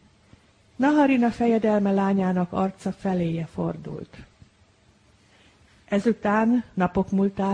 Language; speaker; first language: Hungarian; native; Hungarian